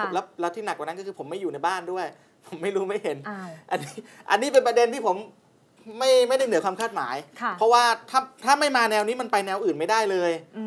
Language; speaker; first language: Thai; native; Thai